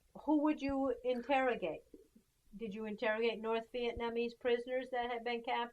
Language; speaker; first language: English; native; English